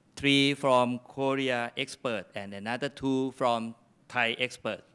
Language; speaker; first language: English; non-native, fluent; Thai